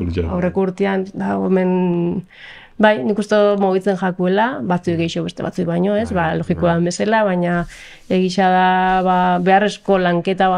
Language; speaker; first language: Basque; native; Basque